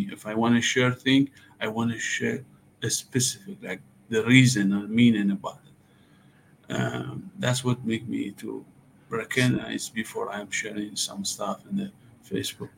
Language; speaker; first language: English; non-native, learner; Persian